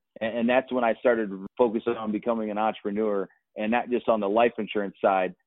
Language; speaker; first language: English; native; English